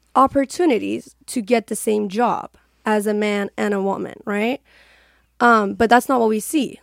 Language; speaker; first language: English; non-native, fluent; Persian